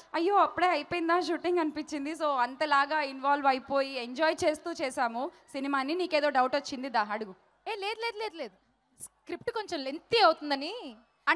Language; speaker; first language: Telugu; native; Telugu